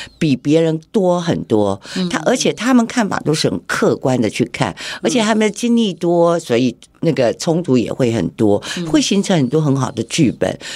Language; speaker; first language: Chinese; native; Chinese